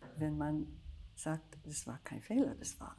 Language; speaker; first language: German; non-native, fluent; English